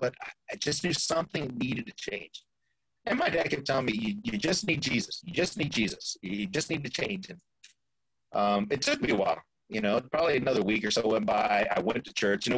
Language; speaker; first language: English; native; English